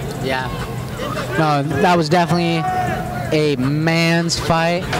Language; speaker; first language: English; native; English